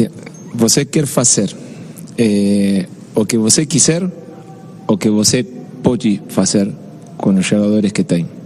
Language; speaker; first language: Portuguese; non-native, fluent; Spanish